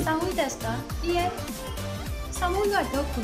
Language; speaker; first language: Japanese; non-native, learner; Burmese